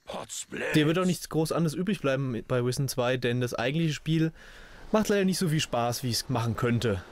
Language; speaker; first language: German; native; German